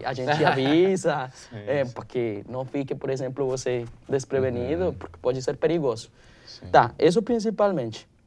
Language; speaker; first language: Portuguese; non-native, learner; Spanish